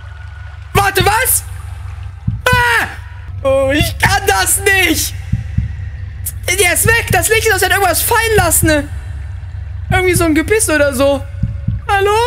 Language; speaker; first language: German; native; German